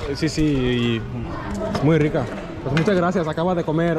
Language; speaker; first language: Spanish; non-native, learner; Swahili